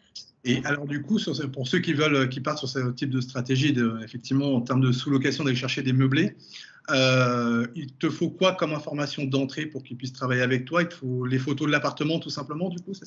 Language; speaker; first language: French; native; French